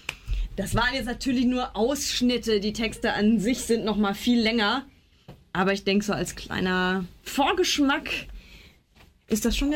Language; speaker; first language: German; native; German